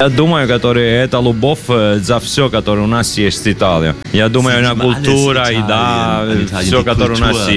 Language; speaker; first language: Russian; non-native, learner; Italian